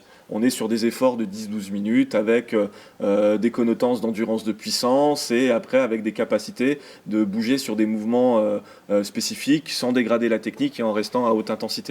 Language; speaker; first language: French; native; French